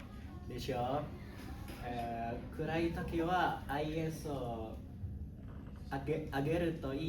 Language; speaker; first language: Japanese; non-native, learner; Indonesian